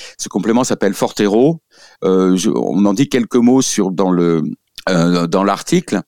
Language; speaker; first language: French; native; French